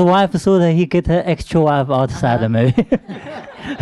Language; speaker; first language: English; non-native, learner; Chinese